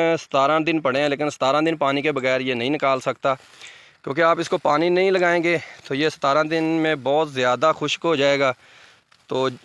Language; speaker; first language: Urdu; native; Urdu